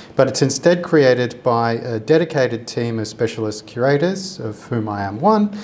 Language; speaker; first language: English; native; English